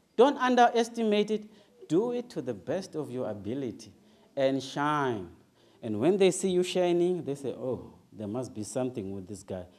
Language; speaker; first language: English; non-native, local second language; Northern Sotho